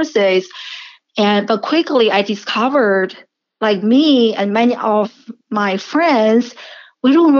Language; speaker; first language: English; non-native, fluent; Chinese